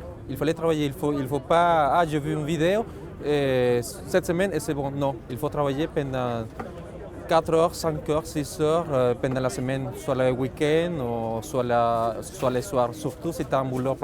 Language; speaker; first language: French; non-native, fluent; Spanish